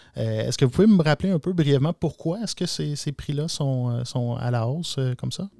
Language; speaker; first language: French; native; French